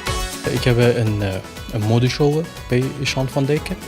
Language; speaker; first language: Dutch; non-native, learner; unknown